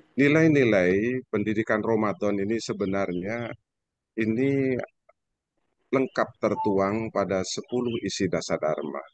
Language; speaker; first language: Indonesian; native; Indonesian